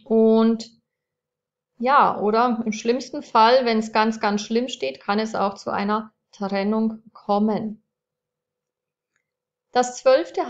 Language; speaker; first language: German; native; German